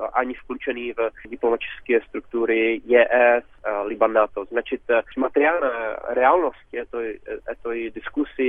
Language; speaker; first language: Czech; non-native, learner; Russian